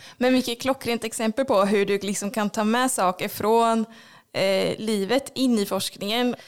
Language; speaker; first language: Swedish; native; Swedish